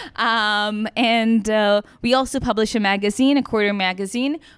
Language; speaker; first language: English; non-native, fluent; Czech